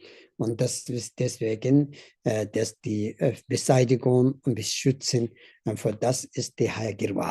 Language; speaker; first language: German; non-native, learner; Tibetan